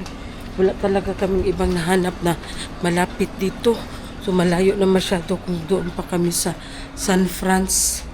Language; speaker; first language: Filipino; non-native, local second language; Cebuano